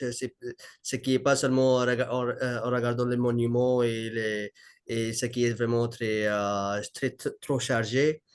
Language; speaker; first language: French; non-native, learner; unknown